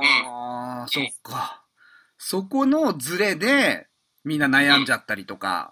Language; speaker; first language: Japanese; native; Japanese